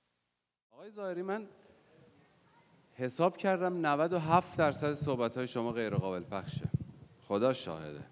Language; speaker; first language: Persian; native; Persian